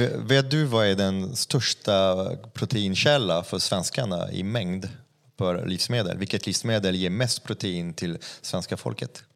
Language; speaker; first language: Swedish; non-native, fluent; French